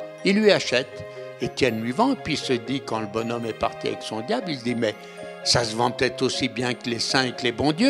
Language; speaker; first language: French; native; French